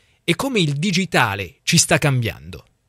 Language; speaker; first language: Italian; native; Italian